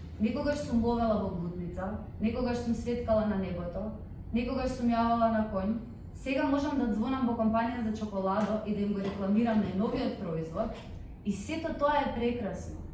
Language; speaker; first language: Macedonian; early bilingual, heritage; Macedonian